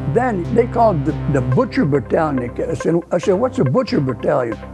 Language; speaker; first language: English; early bilingual, other home language; Italian